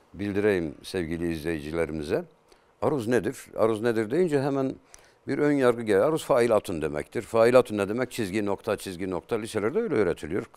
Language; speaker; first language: Turkish; native; Turkish